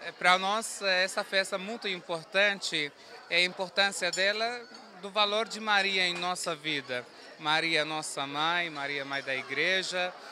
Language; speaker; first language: Portuguese; non-native, fluent; Arabic